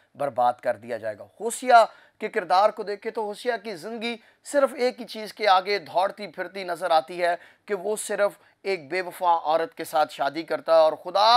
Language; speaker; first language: Urdu; non-native, local second language; Punjabi